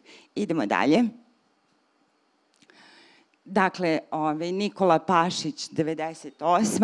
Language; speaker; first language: Serbian; native; Serbian